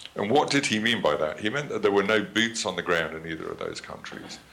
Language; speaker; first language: English; native; English